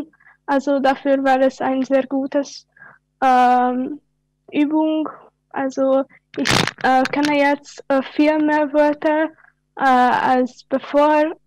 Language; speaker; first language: German; non-native, learner; Hungarian